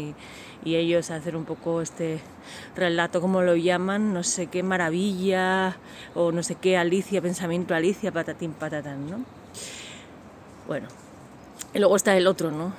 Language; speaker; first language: Spanish; native; Spanish